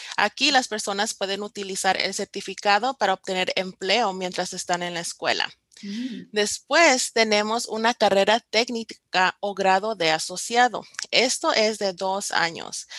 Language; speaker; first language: Spanish; early bilingual, heritage; Spanish